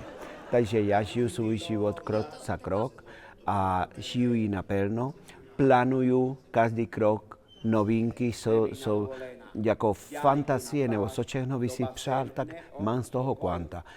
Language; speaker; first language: Czech; non-native, fluent; Spanish